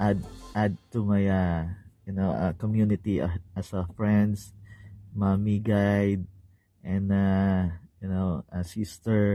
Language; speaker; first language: English; non-native, local second language; Filipino